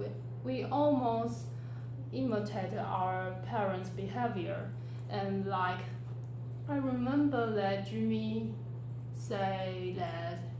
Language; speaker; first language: English; non-native, learner; Chinese